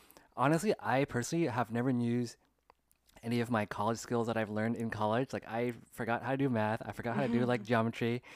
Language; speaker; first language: English; early bilingual, other home language; Vietnamese